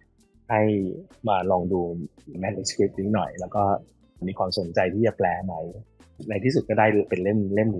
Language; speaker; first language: Thai; native; Thai